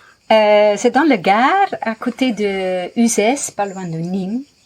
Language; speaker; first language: French; non-native, fluent; Dutch